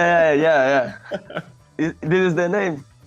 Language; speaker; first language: English; non-native, learner; Portuguese